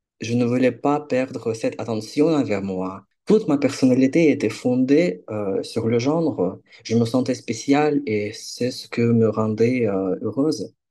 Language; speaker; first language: French; non-native, fluent; Ukrainian